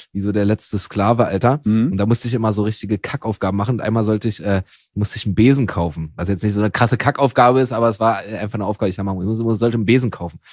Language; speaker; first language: German; native; German